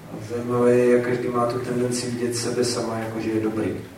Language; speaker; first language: Czech; native; Czech